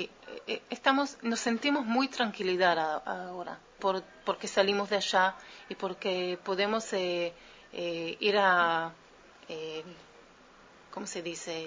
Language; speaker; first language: Spanish; early bilingual, heritage; Spanish